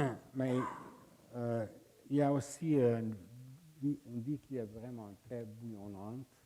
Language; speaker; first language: French; non-native, fluent; Hungarian